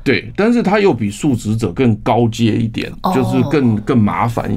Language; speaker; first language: Chinese; native; Chinese